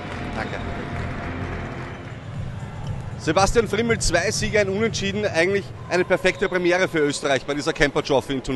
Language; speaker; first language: German; native; German